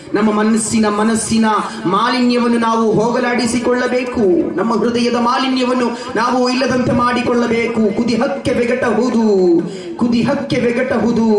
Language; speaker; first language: Kannada; non-native, local second language; Malayalam